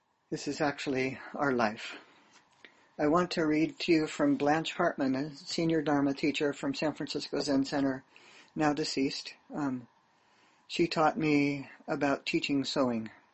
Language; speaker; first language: English; native; English